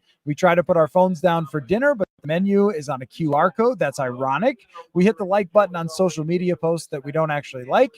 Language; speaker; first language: English; native; English